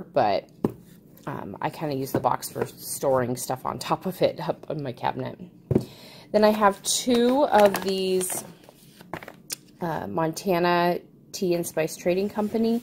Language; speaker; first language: English; native; English